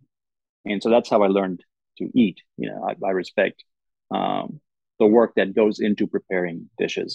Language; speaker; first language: English; non-native, local second language; Gujarati